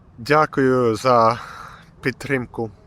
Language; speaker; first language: Ukrainian; non-native, learner; Finnish